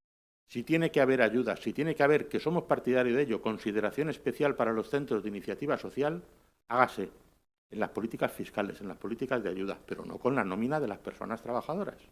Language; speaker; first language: Spanish; native; Spanish